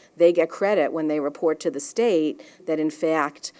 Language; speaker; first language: English; native; English